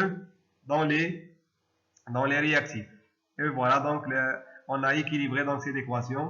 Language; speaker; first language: French; non-native, local second language; Arabic